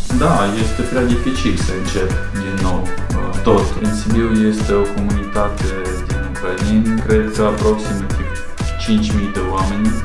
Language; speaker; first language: Romanian; non-native, learner; Ukrainian